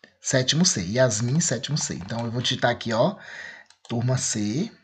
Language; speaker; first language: Portuguese; native; Portuguese